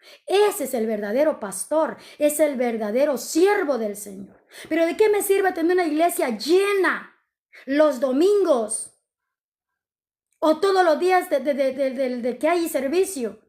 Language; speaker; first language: Spanish; native; Spanish